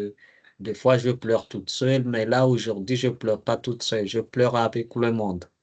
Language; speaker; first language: French; non-native, learner; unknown